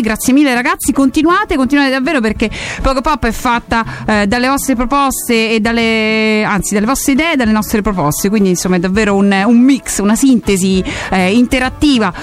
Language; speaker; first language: Italian; native; Italian